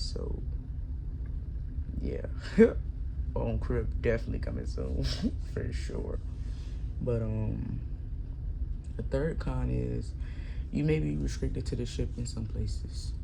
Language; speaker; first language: English; native; English